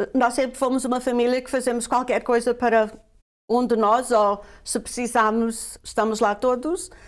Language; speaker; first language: Portuguese; native; Portuguese